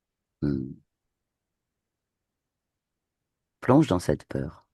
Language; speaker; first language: French; native; French